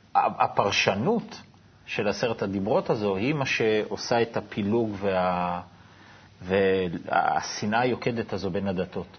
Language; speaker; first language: Hebrew; native; Hebrew